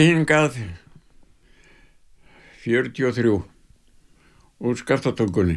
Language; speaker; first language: Icelandic; native; Icelandic